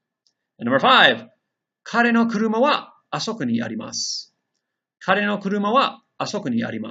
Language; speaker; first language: Japanese; non-native, fluent; English